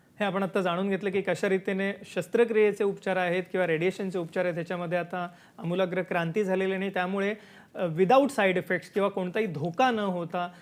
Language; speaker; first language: Marathi; native; Marathi